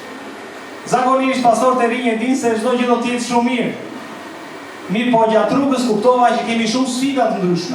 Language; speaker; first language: Albanian; native; Albanian